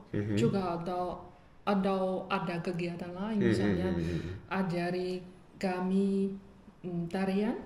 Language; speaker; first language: Indonesian; non-native, fluent; Chinese